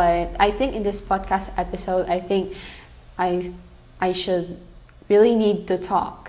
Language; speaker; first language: English; native; English